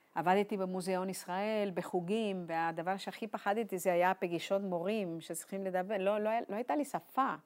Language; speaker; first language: Hebrew; non-native, fluent; Spanish